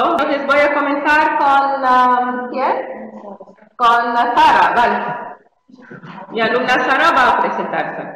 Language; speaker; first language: Spanish; non-native, fluent; Arabic